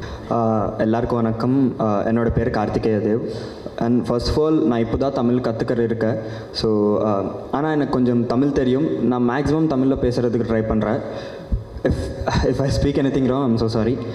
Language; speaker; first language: Tamil; non-native, learner; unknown